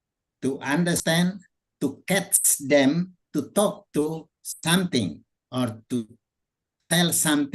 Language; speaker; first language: English; non-native, fluent; Indonesian